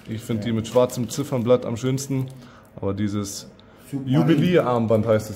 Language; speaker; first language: German; native; German